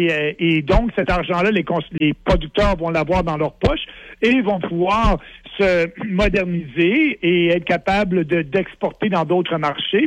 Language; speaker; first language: French; native; French